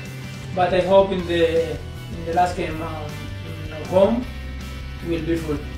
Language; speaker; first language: English; non-native, learner; Spanish